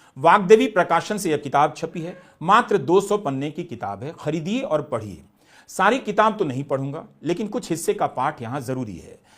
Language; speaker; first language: Hindi; non-native, local second language; Bhojpuri